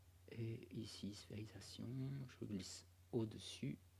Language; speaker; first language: French; native; French